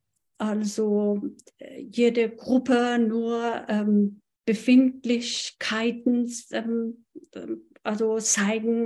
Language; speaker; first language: German; non-native, fluent; Persian